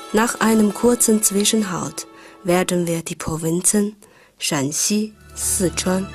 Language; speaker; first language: German; non-native, fluent; Chinese